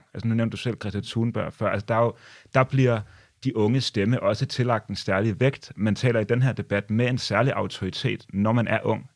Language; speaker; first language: Danish; native; Danish